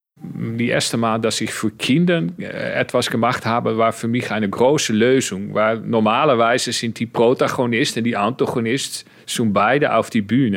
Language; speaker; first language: German; non-native, fluent; Dutch